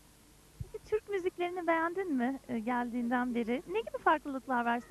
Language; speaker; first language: Turkish; native; Turkish